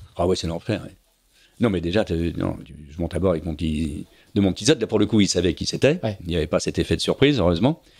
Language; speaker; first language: French; native; French